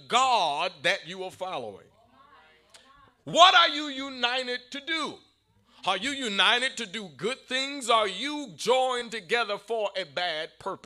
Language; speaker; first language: English; native; English